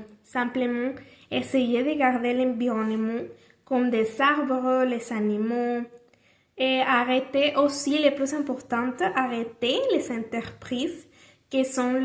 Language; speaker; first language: French; non-native, learner; Spanish